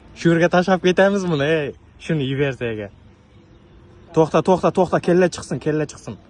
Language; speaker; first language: Uzbek; native; Uzbek